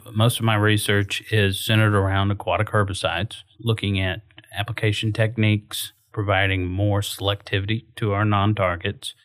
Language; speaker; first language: English; native; English